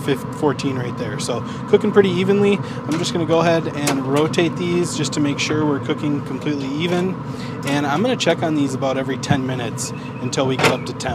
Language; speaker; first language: English; native; English